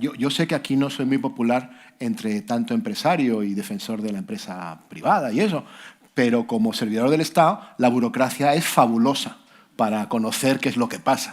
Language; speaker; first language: Spanish; native; Spanish